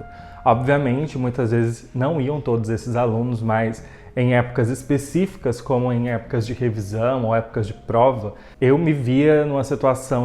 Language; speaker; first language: Portuguese; native; Portuguese